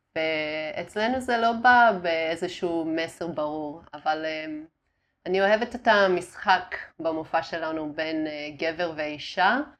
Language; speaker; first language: Hebrew; non-native, fluent; Italian